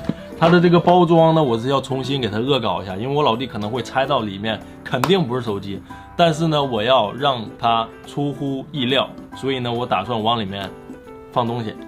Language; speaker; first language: Chinese; native; Chinese